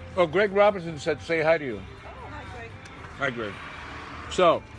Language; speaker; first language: English; native; English